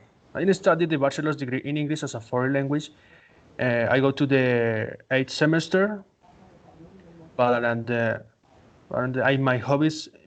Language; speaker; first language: English; non-native, learner; Spanish